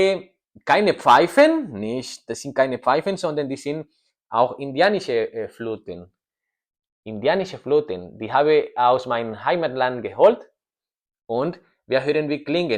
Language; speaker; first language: German; non-native, learner; Spanish